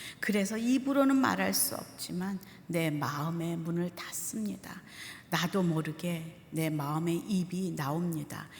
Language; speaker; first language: Korean; native; Korean